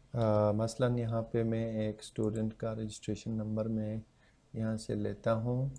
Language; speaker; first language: Urdu; non-native, local second language; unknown